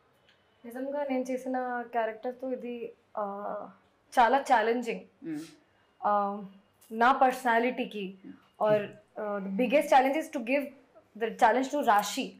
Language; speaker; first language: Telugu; non-native, fluent; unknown